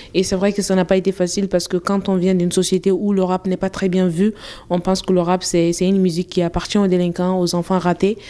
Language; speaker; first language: French; non-native, local second language; Bambara